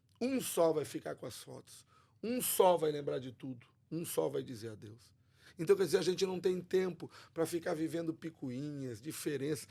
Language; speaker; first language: Portuguese; native; Portuguese